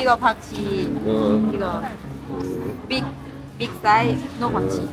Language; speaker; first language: Korean; non-native, learner; Thai